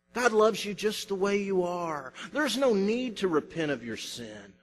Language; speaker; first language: English; native; English